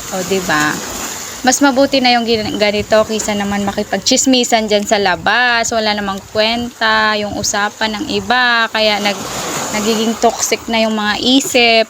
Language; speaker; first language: Filipino; non-native, local second language; Cebuano